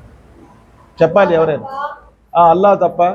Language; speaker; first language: Telugu; non-native, local second language; Urdu